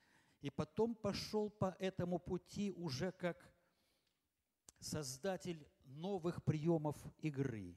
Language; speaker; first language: Russian; native; Russian